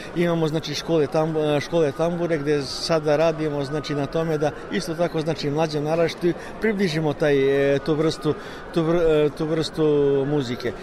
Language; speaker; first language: Serbian; early bilingual, heritage; Serbian